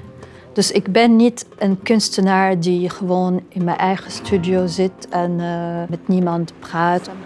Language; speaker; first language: Dutch; non-native, fluent; Arabic